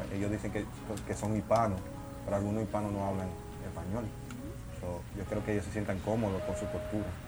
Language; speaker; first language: Spanish; early bilingual, heritage; Spanish